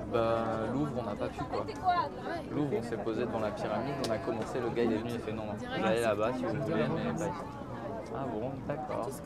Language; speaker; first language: French; native; French